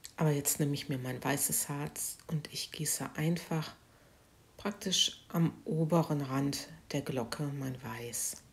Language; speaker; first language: German; native; German